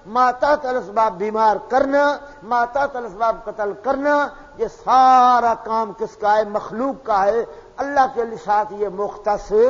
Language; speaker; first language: Urdu; non-native, local second language; Pashto